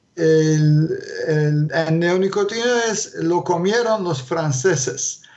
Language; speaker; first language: Spanish; non-native, fluent; Turkish